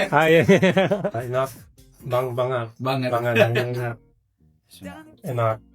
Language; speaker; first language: Indonesian; non-native, learner; English